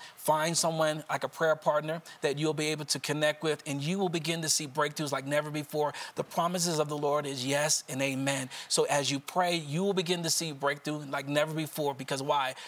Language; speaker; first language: English; native; English